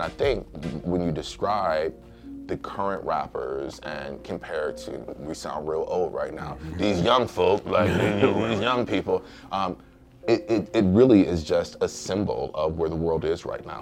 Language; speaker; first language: English; native; English